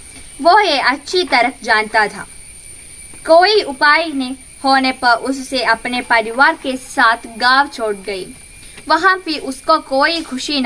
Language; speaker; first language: Hindi; non-native, local second language; Malayalam